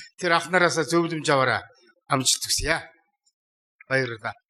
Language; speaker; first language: Mongolian; non-native, local second language; Kazakh